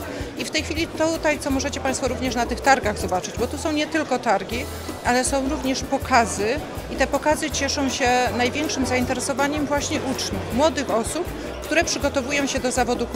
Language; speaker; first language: Polish; native; Polish